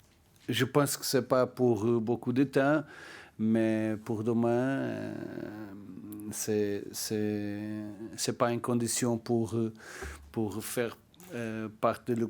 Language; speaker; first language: French; non-native, learner; Portuguese